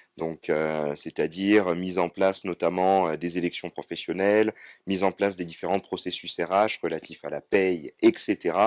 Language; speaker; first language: French; native; French